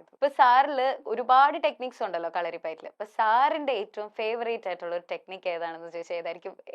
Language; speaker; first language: Malayalam; native; Malayalam